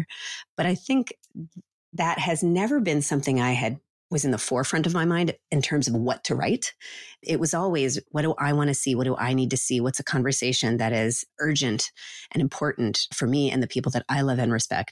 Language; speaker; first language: English; native; English